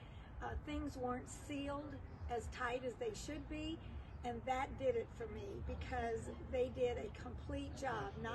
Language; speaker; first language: English; native; English